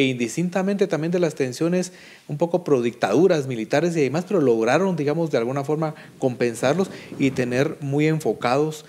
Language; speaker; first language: Spanish; native; Spanish